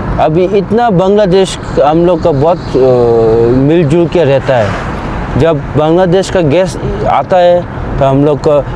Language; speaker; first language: Hindi; non-native, fluent; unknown